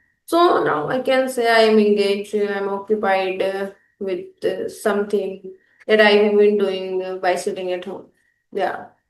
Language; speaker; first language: English; non-native, local second language; Hindi